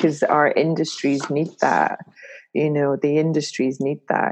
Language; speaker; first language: English; native; English